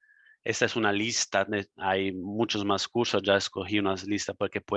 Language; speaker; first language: Spanish; non-native, fluent; Italian